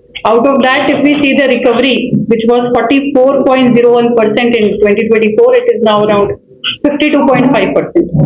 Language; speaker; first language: English; non-native, local second language; Telugu